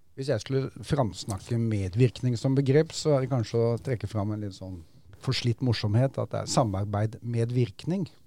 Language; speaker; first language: Norwegian; native; Norwegian